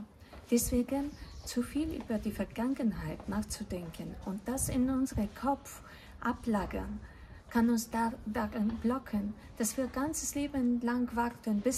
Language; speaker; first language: German; non-native, fluent; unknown